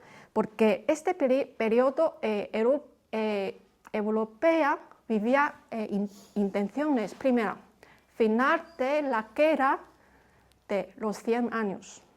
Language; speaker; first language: Spanish; non-native, fluent; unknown